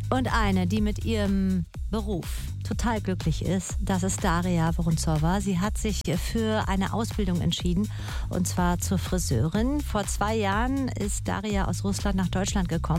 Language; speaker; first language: German; native; German